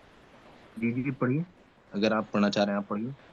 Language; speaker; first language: Hindi; native; Hindi